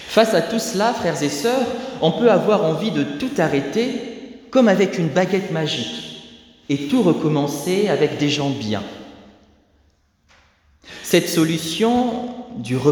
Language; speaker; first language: French; native; French